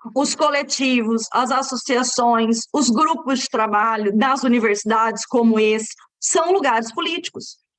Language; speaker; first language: Portuguese; native; Portuguese